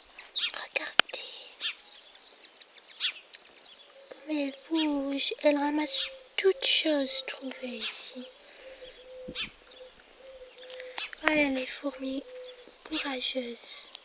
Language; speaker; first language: French; non-native, local second language; Arabic